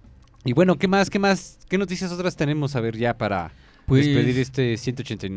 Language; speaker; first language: Spanish; native; Spanish